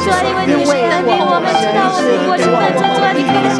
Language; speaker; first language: Chinese; native; Chinese